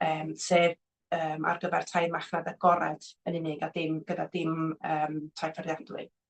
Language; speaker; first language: Welsh; native; Welsh